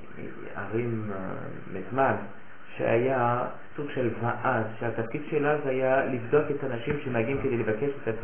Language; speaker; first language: Hebrew; non-native, fluent; French